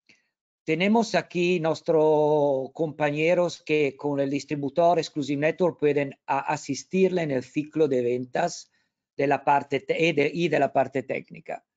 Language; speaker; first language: Spanish; non-native, learner; Italian